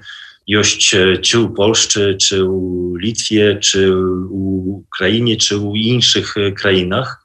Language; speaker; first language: Polish; non-native, learner; Belarusian